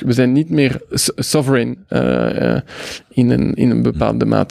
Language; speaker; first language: Dutch; non-native, local second language; French